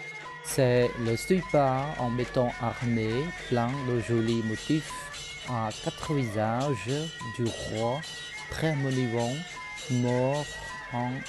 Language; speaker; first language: French; non-native, fluent; Khmer